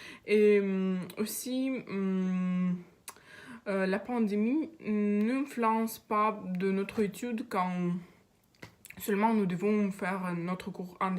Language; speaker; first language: French; non-native, learner; Russian